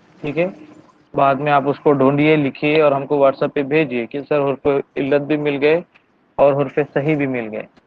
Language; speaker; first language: Urdu; native; Urdu